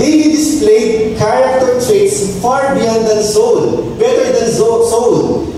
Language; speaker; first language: English; non-native, local second language; Filipino